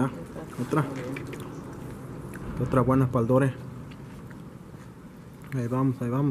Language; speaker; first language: Spanish; native; Spanish